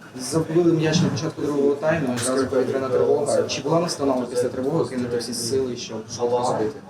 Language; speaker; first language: Ukrainian; native; Ukrainian